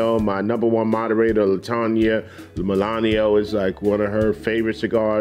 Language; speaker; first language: English; native; English